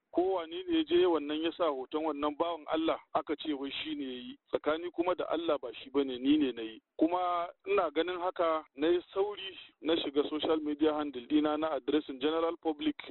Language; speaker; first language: Hausa; non-native, local second language; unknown